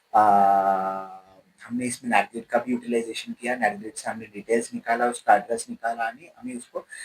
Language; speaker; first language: Hindi; non-native, local second language; Marathi